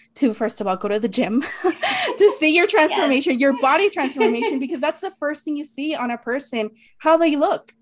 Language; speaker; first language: English; native; English